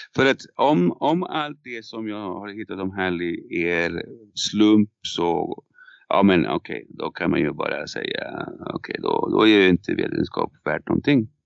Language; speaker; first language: Swedish; non-native, fluent; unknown